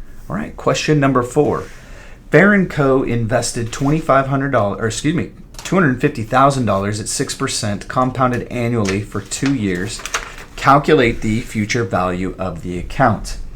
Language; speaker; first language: English; native; English